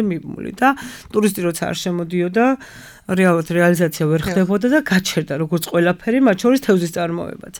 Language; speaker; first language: Georgian; native; Georgian